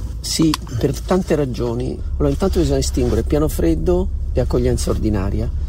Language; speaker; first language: Italian; native; Italian